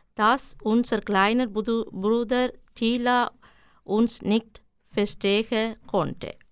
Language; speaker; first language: German; non-native, learner; Arabic